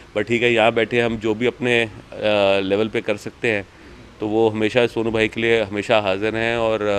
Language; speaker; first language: Hindi; native; Hindi